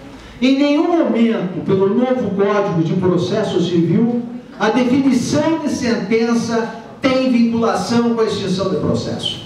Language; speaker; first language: Portuguese; native; Portuguese